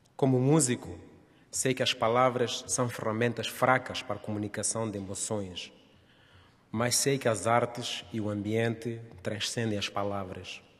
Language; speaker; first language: Portuguese; non-native, local second language; Nyanja